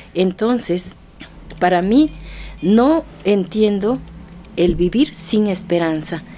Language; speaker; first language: Spanish; native; Spanish